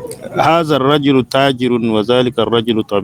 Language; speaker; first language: Arabic; non-native, learner; French